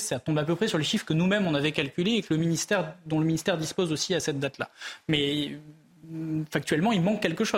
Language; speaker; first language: French; native; French